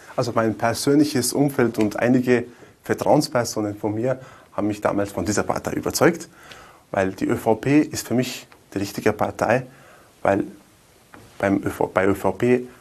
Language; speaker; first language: German; native; German